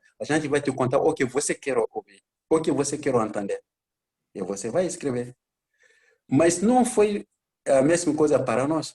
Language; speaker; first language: Portuguese; non-native, learner; Bambara